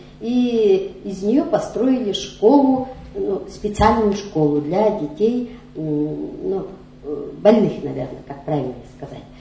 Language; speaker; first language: Russian; non-native, local second language; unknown